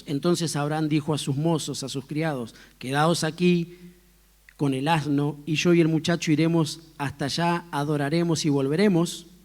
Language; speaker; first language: Spanish; native; Spanish